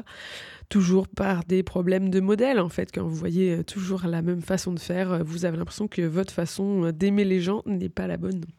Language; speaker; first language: French; native; French